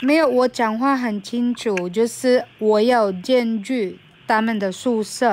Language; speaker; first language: Chinese; non-native, fluent; Filipino